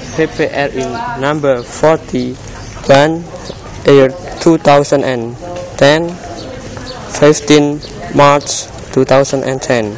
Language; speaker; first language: English; non-native, learner; Indonesian